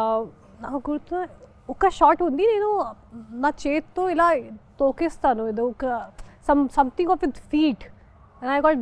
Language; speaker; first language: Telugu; non-native, fluent; Hindi